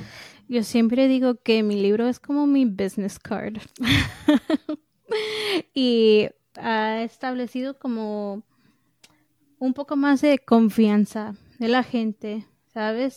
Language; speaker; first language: Spanish; early bilingual, heritage; English